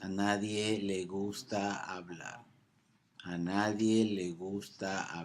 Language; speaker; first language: Spanish; non-native, fluent; English